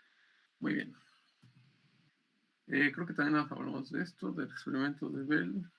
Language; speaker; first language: Spanish; native; Spanish